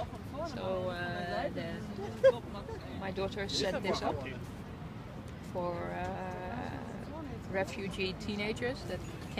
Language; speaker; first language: English; non-native, fluent; Dutch